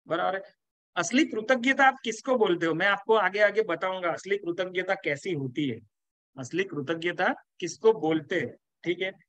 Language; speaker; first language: Hindi; non-native, local second language; Gujarati